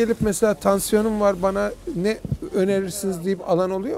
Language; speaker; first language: Turkish; native; Turkish